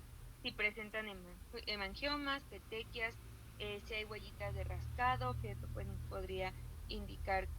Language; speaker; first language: Spanish; native; Spanish